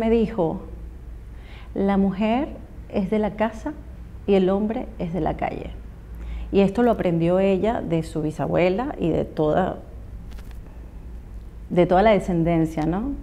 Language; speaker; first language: Spanish; native; Spanish